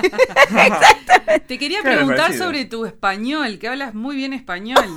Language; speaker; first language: Spanish; native; Spanish